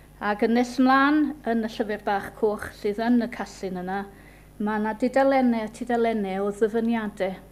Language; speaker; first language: Welsh; native; Welsh